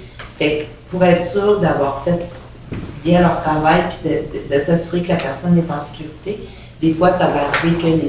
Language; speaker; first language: French; native; French